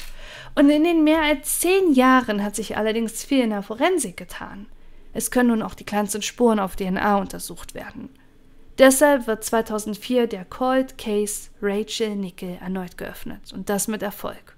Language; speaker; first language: German; native; German